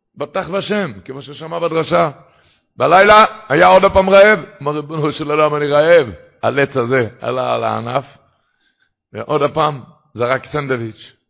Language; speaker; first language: Hebrew; non-native, local second language; Yiddish